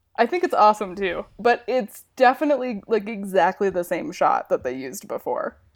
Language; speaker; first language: English; native; English